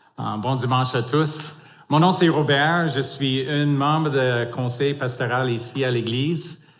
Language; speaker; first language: French; non-native, fluent; English